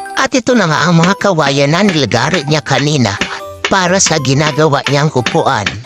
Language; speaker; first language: Filipino; non-native, local second language; Bikol